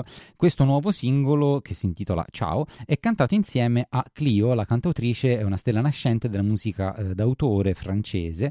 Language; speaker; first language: Italian; native; Italian